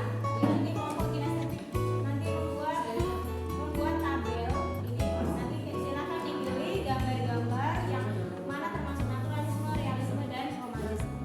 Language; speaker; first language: Indonesian; native; Indonesian